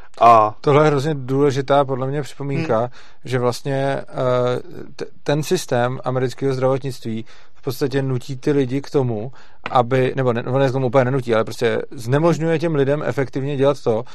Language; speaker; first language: Czech; native; Czech